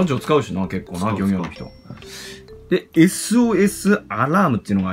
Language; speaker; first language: Japanese; native; Japanese